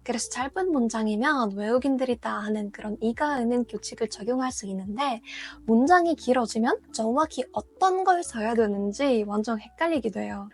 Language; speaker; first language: Korean; non-native, fluent; Russian